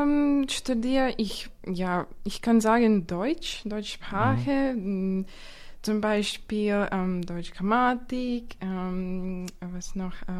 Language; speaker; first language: German; non-native, learner; Latvian